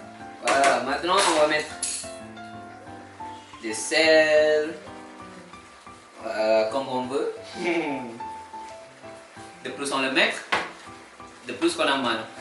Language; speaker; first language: French; non-native, learner; Malay